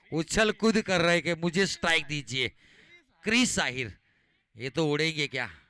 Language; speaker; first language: Hindi; non-native, local second language; Gujarati